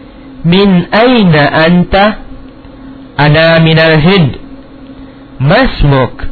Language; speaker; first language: Arabic; non-native, fluent; Indonesian